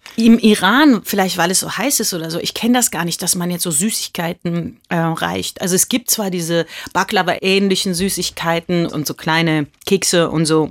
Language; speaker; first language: German; early bilingual, heritage; German